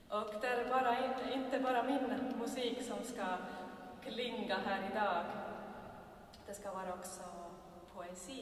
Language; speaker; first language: Swedish; non-native, fluent; Estonian